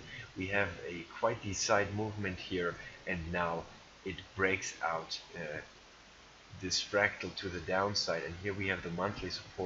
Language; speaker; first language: English; non-native, fluent; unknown